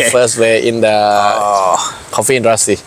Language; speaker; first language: English; non-native, learner; Thai